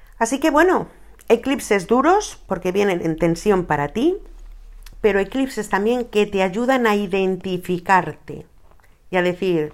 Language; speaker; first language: Spanish; native; Spanish